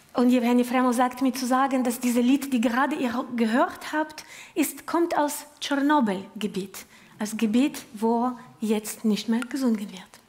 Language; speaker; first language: German; non-native, learner; Ukrainian